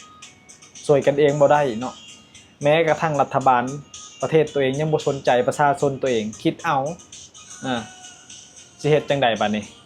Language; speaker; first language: Thai; non-native, local second language; Lao